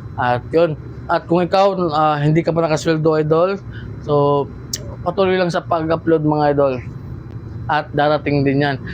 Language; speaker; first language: Filipino; non-native, local second language; Cebuano